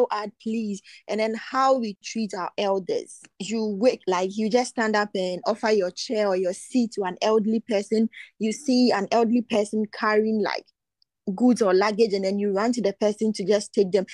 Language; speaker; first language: English; non-native, local second language; Akan